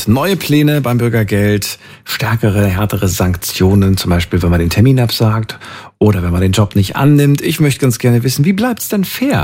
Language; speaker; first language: German; native; German